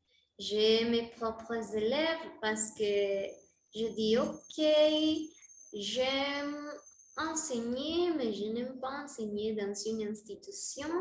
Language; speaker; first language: French; non-native, learner; Spanish